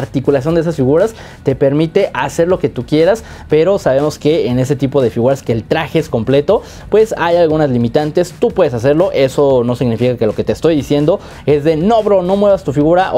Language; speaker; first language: Spanish; native; Spanish